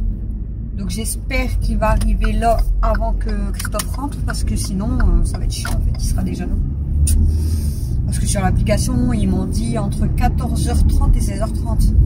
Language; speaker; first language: French; native; French